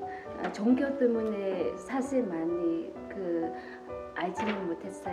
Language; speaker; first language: Korean; non-native, learner; Vietnamese